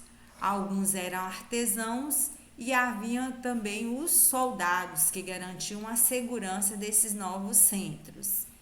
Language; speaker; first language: Portuguese; native; Portuguese